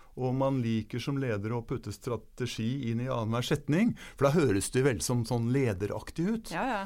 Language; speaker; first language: Norwegian; native; Norwegian